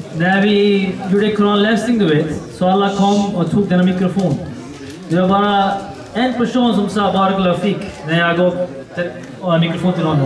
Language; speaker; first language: Swedish; non-native, learner; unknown